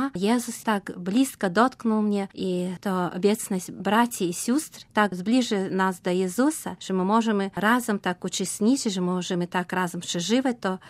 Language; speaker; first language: Polish; non-native, learner; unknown